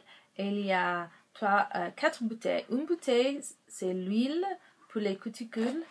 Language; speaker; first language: French; non-native, local second language; English